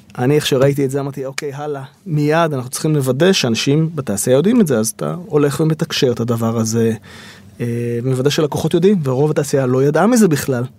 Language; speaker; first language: Hebrew; native; Hebrew